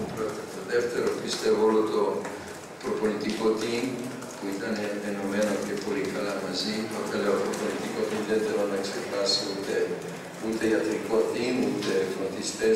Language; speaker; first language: Greek; non-native, fluent; Serbian